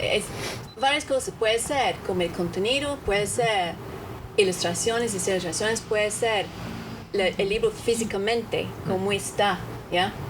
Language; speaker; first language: Spanish; non-native, fluent; English